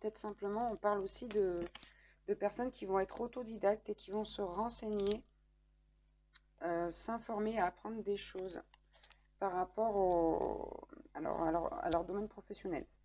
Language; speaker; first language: French; native; French